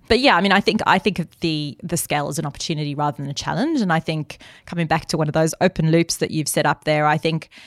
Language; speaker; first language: English; native; English